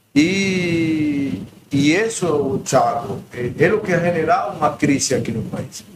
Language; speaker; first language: Portuguese; non-native, learner; Spanish